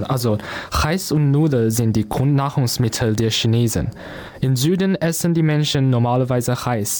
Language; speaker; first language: German; non-native, learner; Chinese